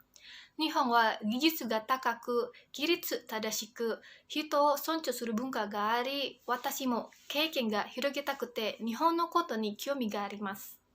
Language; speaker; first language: Japanese; non-native, fluent; Indonesian